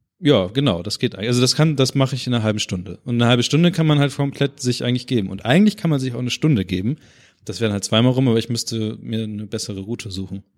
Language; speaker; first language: German; native; German